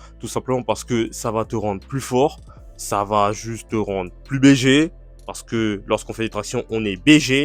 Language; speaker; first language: French; native; French